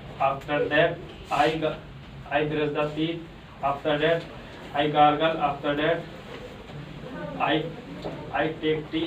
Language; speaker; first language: English; non-native, learner; Hindi